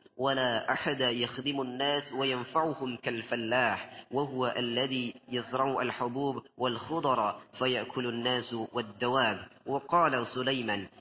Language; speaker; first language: Arabic; non-native, learner; Indonesian